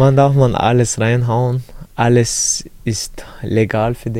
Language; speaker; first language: German; early bilingual, other home language; Chechen